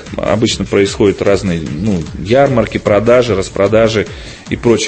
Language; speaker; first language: Russian; native; Russian